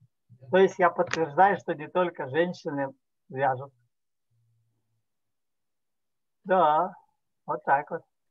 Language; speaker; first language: Russian; native; Russian